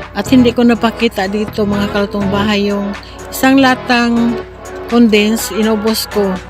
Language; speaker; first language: Filipino; non-native, local second language; Cebuano